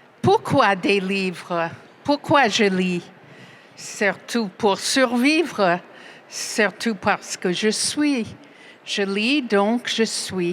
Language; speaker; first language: French; non-native, fluent; English